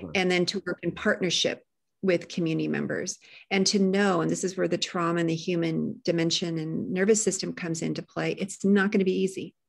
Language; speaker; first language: English; native; English